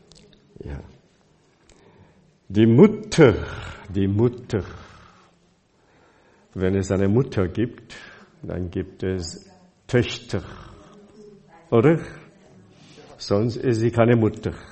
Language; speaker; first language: German; non-native, fluent; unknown